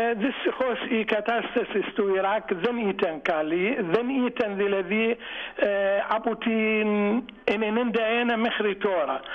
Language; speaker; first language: Greek; non-native, fluent; Arabic